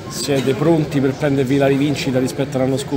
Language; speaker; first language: Italian; native; Italian